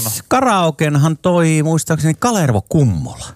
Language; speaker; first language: Finnish; native; Finnish